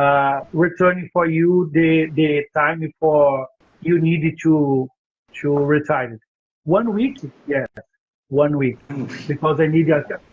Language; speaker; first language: English; non-native, learner; Portuguese